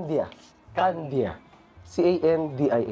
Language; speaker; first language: English; non-native, learner; Filipino